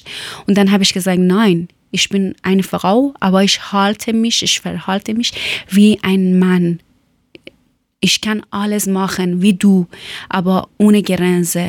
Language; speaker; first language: German; non-native, learner; Persian